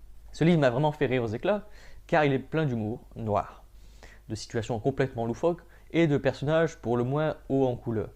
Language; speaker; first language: French; native; French